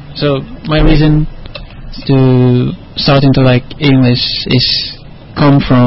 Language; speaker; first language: English; non-native, learner; Indonesian